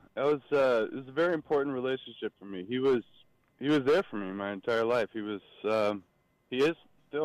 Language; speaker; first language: English; native; English